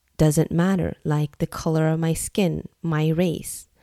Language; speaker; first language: English; non-native, fluent; Norwegian